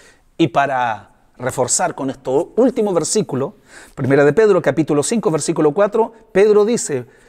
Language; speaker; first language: Spanish; native; Spanish